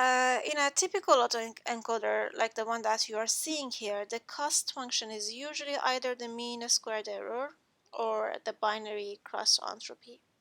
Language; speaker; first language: English; non-native, fluent; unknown